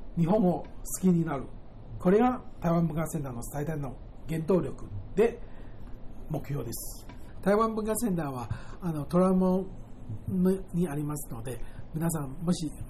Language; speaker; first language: Japanese; non-native, fluent; Chinese